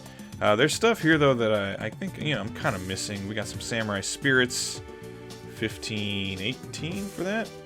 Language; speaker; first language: English; native; English